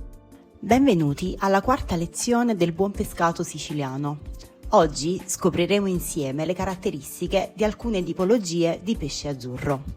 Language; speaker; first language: Italian; native; Italian